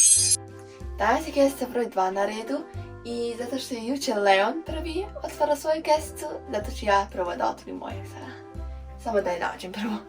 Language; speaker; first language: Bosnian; early bilingual, heritage; Serbian